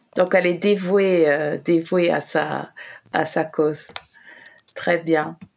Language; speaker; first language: French; native; French